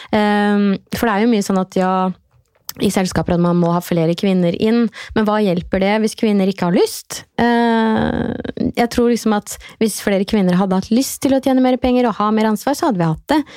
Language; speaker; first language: Norwegian; native; Norwegian